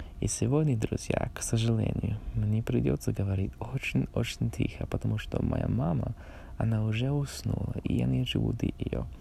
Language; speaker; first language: Russian; non-native, learner; English